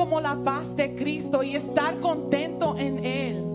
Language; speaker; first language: Spanish; early bilingual, heritage; Spanish